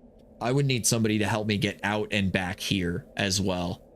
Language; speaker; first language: English; native; English